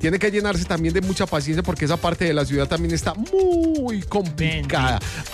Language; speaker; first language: Spanish; native; Spanish